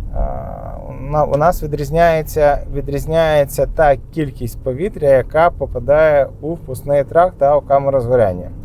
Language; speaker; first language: Ukrainian; non-native, local second language; Russian